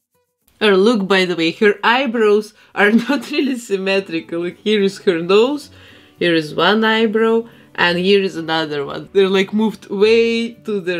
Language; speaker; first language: English; non-native, fluent; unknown